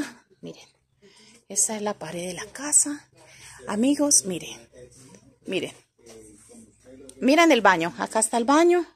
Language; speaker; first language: Spanish; native; Spanish